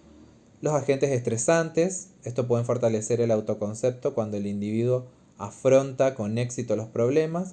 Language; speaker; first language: Spanish; native; Spanish